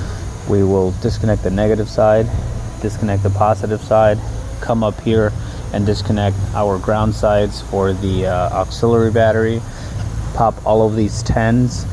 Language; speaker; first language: English; native; English